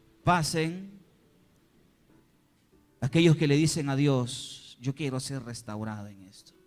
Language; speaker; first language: Spanish; native; Spanish